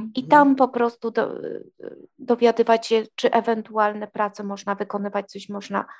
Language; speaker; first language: Polish; native; Polish